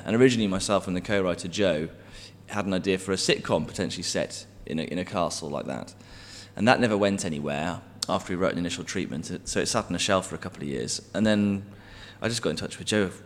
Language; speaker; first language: English; native; English